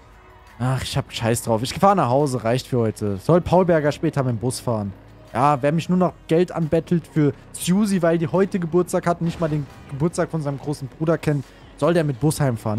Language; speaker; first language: German; native; German